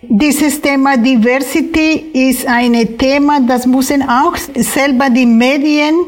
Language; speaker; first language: German; non-native, fluent; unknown